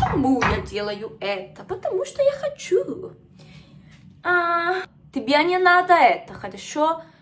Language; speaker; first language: Russian; non-native, learner; Spanish